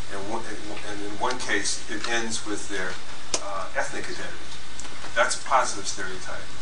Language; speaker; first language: English; native; English